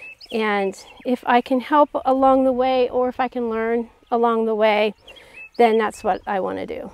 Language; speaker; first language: English; native; English